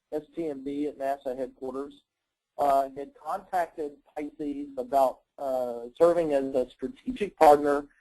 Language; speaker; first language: English; native; English